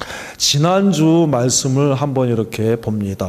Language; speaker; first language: Korean; native; Korean